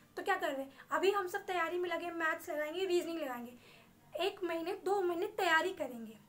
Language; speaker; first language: Hindi; native; Hindi